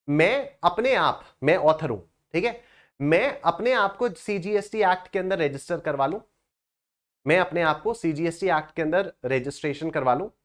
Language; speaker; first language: Hindi; native; Hindi